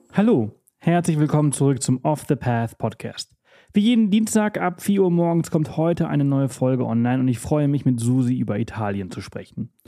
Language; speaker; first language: German; native; German